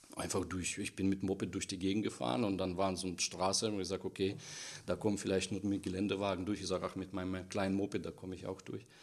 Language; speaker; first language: German; non-native, fluent; Russian